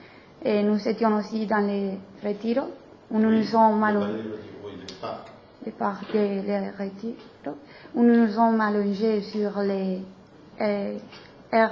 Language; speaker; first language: French; non-native, learner; Spanish